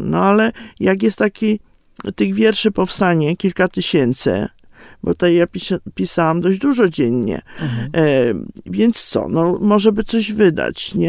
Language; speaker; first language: Polish; native; Polish